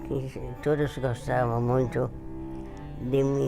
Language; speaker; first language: Portuguese; non-native, learner; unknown